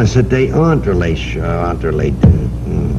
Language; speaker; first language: French; non-native, learner; English